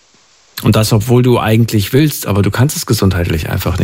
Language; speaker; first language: German; native; German